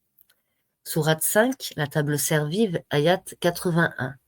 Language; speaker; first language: French; native; French